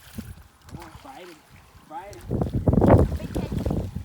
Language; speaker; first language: English; native; English